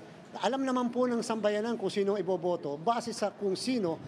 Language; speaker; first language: Filipino; native; Filipino